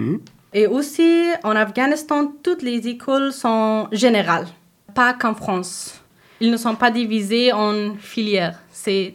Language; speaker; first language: French; non-native, learner; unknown